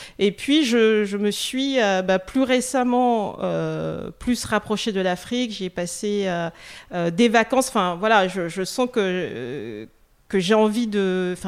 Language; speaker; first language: French; non-native, local second language; Russian